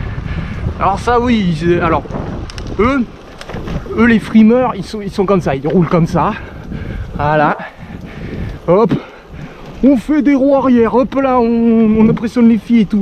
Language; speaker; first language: French; native; French